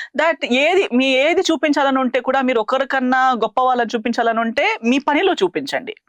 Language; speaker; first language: Telugu; non-native, fluent; Konkani